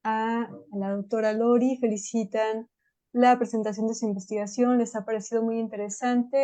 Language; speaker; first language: Spanish; native; Spanish